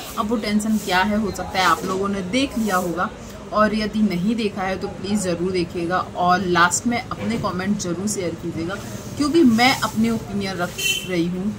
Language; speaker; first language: Hindi; native; Hindi